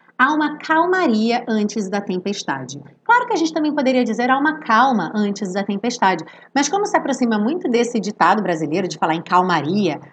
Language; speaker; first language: Portuguese; native; Portuguese